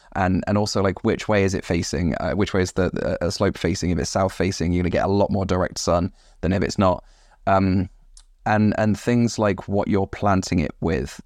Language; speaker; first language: English; native; English